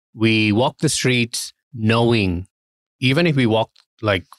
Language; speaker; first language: English; non-native, local second language; Tamil